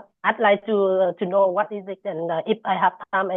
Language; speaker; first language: English; non-native, fluent; Vietnamese